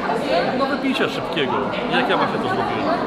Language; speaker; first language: Polish; native; Polish